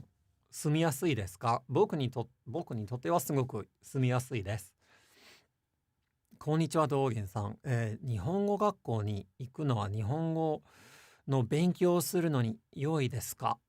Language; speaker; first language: Japanese; non-native, fluent; English